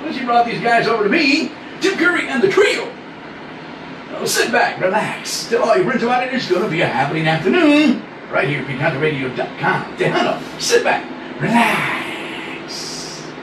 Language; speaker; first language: English; early bilingual, other home language; Spanish